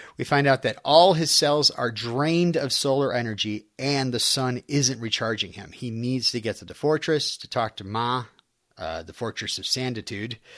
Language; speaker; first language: English; native; English